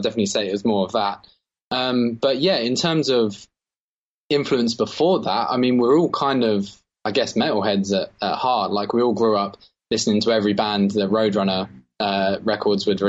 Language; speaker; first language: English; native; English